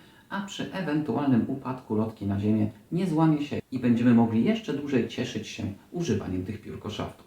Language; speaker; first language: Polish; native; Polish